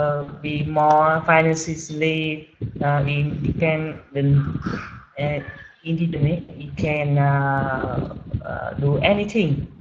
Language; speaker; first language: English; non-native, learner; Vietnamese